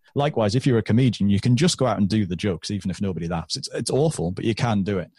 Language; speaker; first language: English; native; English